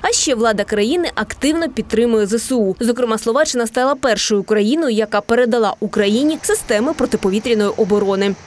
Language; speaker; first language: Ukrainian; native; Ukrainian